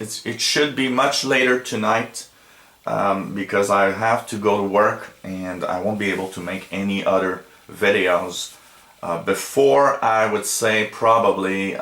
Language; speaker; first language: English; non-native, local second language; French